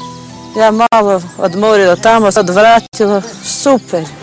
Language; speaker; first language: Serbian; non-native, learner; Albanian